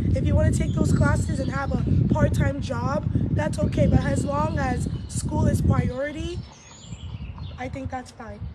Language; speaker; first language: English; early bilingual, other home language; Lingala